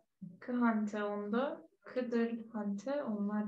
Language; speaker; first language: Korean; non-native, learner; Turkish